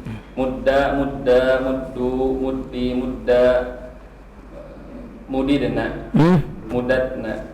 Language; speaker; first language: Arabic; non-native, learner; Indonesian